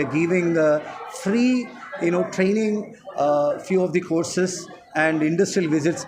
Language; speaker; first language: English; non-native, local second language; Telugu